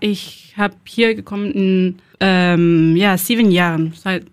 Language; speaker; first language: German; non-native, learner; Spanish